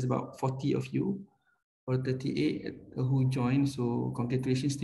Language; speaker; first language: English; non-native, local second language; Malay